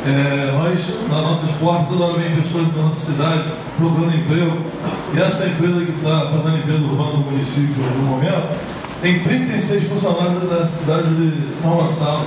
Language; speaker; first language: Portuguese; native; Portuguese